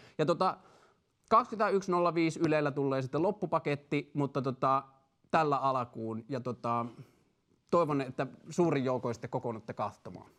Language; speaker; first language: Finnish; native; Finnish